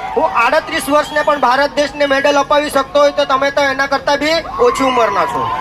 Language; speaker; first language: Gujarati; non-native, local second language; Kukna